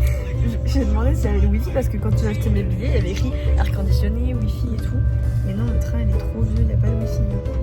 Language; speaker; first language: French; native; French